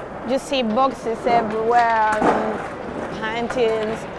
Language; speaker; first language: English; non-native, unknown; Spanish